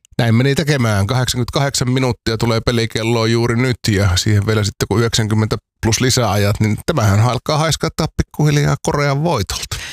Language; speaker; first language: Finnish; native; Finnish